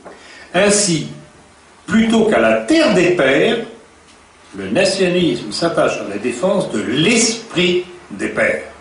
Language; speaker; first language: French; native; French